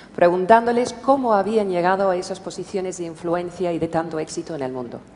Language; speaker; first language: Spanish; non-native, fluent; English